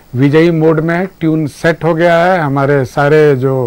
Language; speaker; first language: Hindi; native; Hindi